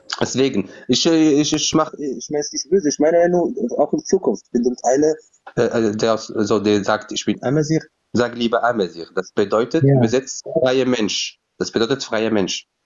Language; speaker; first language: German; non-native, fluent; Berber languages